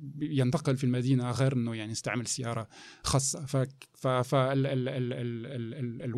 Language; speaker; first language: Arabic; non-native, fluent; French